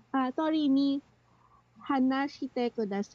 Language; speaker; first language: Japanese; non-native, learner; Filipino